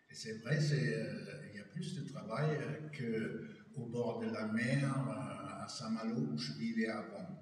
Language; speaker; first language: French; non-native, fluent; German